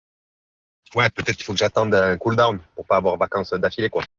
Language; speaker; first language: French; native; French